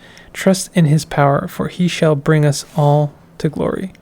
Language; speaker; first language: English; native; English